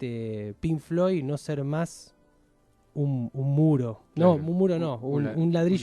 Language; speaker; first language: Spanish; native; Spanish